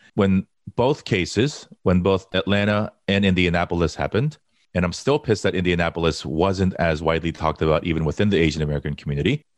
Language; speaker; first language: English; early bilingual, other home language; Korean